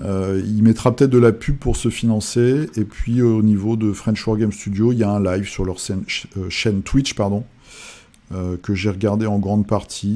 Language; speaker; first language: French; native; French